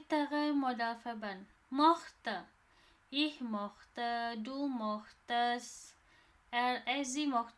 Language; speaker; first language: German; non-native, fluent; Indonesian